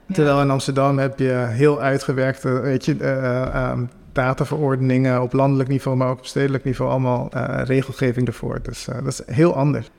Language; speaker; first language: Dutch; non-native, local second language; Papiamento